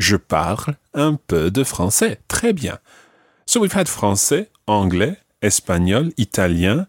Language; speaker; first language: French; non-native, fluent; English